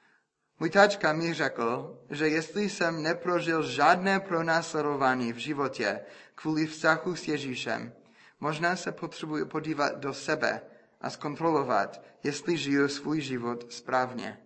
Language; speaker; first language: Czech; non-native, fluent; English